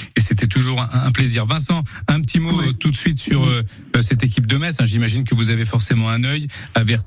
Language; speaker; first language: French; native; French